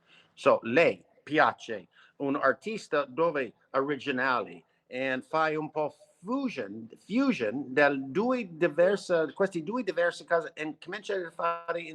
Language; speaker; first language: Italian; non-native, learner; English